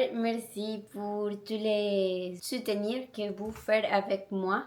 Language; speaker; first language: French; non-native, learner; Spanish